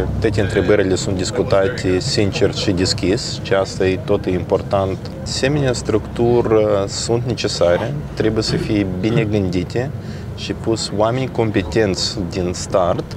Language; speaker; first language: Romanian; non-native, local second language; Russian